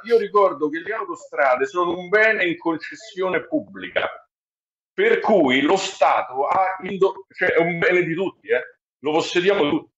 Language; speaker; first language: Italian; native; Italian